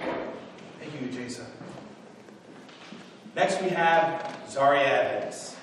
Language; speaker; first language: English; native; English